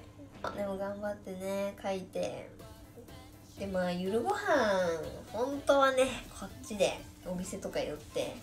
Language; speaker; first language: Japanese; native; Japanese